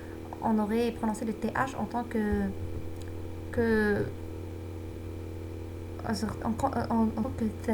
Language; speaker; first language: French; non-native, local second language; Arabic